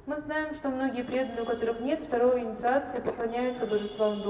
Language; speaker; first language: Russian; native; Russian